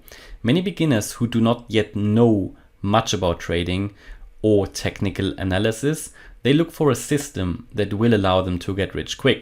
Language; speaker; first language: English; non-native, fluent; German